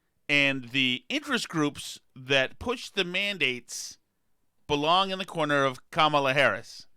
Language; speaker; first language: English; native; English